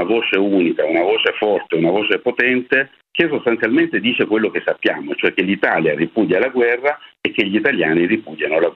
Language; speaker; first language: Italian; native; Italian